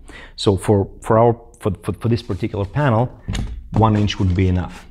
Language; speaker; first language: English; non-native, fluent; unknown